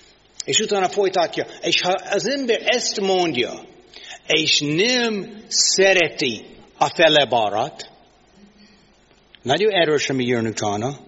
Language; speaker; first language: Hungarian; non-native, fluent; English